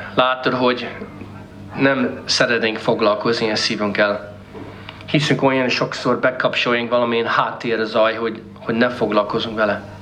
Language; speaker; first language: Hungarian; non-native, fluent; English